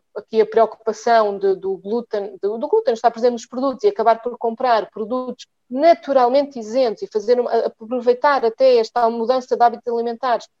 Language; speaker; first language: Portuguese; native; Portuguese